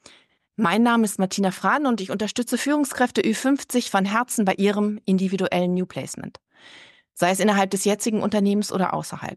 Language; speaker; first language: German; native; German